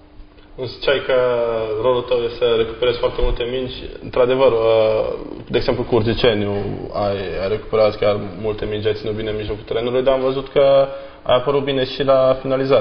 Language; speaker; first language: Romanian; native; Romanian